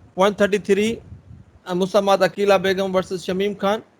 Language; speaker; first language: English; non-native, local second language; Urdu